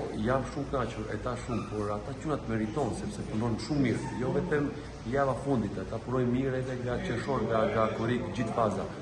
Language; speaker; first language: Albanian; non-native, learner; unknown